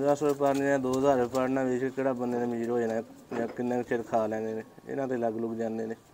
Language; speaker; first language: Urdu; non-native, local second language; Punjabi